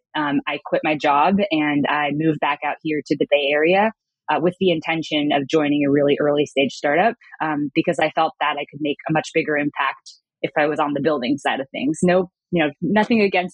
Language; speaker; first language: English; native; English